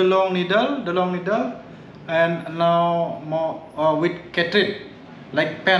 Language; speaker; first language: English; non-native, learner; Indonesian